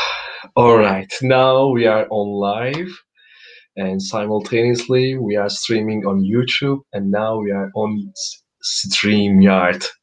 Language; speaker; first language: English; non-native, fluent; Turkish